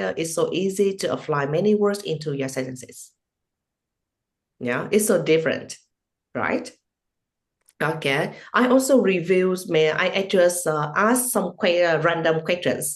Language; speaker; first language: English; non-native, learner; Vietnamese